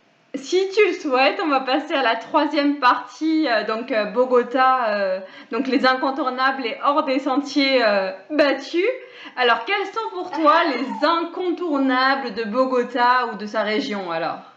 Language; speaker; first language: French; native; French